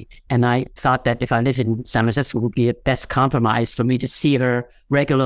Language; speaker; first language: English; non-native, local second language; Cantonese